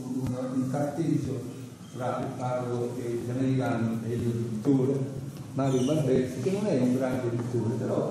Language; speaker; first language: Italian; native; Italian